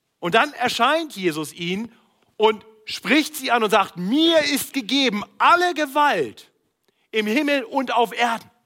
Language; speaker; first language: German; native; German